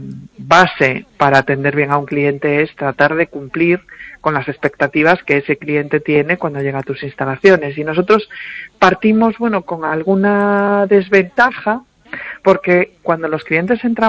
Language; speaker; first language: Spanish; native; Spanish